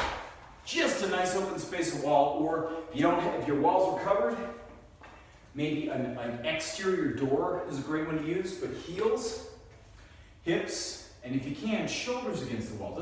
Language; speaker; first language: English; native; English